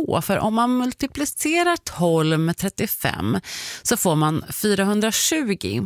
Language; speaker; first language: Swedish; native; Swedish